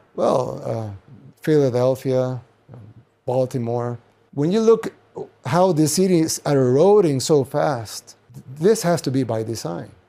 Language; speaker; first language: English; non-native, fluent; Spanish